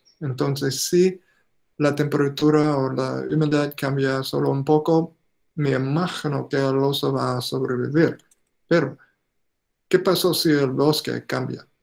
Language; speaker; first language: Spanish; non-native, fluent; English